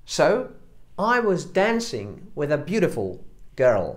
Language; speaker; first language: English; non-native, fluent; Polish